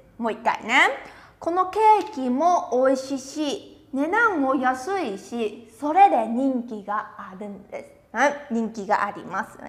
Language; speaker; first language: Japanese; non-native, fluent; Vietnamese